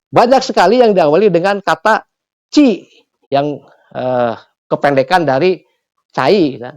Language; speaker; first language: Indonesian; non-native, local second language; Sundanese